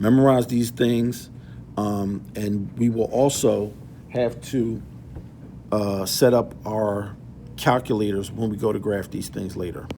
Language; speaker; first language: English; native; English